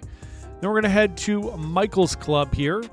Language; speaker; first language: English; native; English